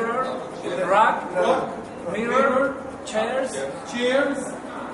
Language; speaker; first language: English; non-native, learner; Arabic